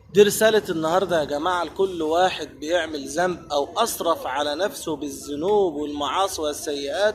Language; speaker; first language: Arabic; native; Arabic